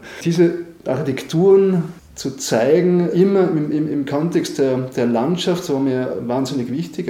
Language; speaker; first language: German; native; German